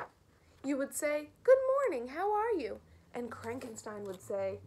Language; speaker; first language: English; native; English